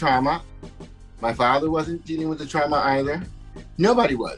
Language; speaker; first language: English; early bilingual, other home language; Spanish